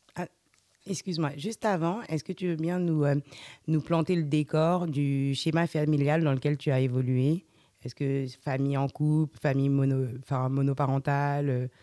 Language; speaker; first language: French; early bilingual, other home language; Fula